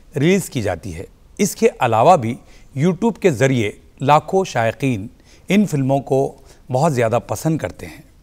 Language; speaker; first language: Hindi; native; Hindi